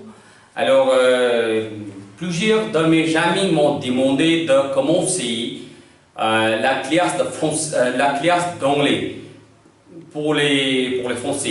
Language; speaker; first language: French; non-native, learner; Hindi